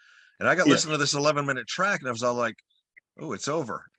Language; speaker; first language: English; native; English